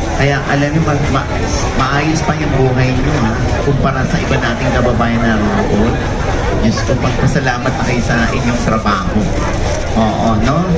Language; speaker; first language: Filipino; native; Filipino